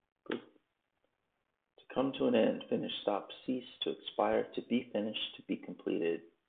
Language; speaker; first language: English; native; English